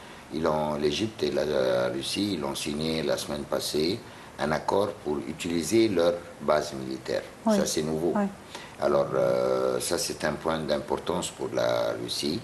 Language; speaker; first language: French; non-native, fluent; Arabic